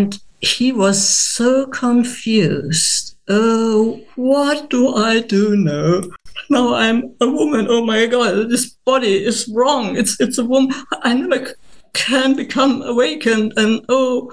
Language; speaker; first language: English; non-native, fluent; German